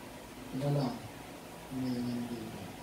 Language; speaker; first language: Filipino; native; Filipino